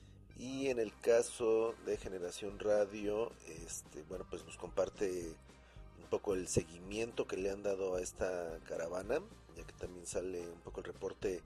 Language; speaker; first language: Spanish; native; Spanish